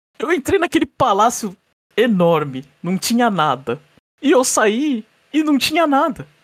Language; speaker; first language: Portuguese; native; Portuguese